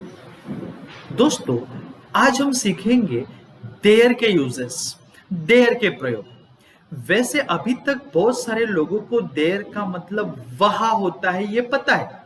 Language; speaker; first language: Hindi; non-native, local second language; Gujarati